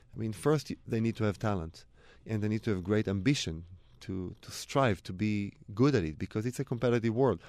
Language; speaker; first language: English; non-native, fluent; Hebrew